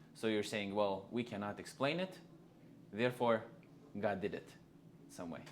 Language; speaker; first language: English; non-native, fluent; Lithuanian